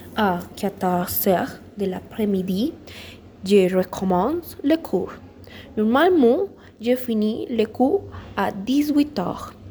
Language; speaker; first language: French; non-native, learner; Spanish